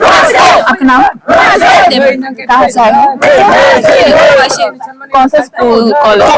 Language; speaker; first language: Hindi; non-native, local second language; Bangla